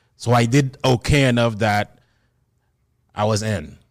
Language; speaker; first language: English; non-native, fluent; Haitian Creole